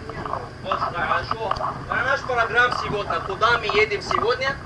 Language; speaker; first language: Russian; non-native, learner; Arabic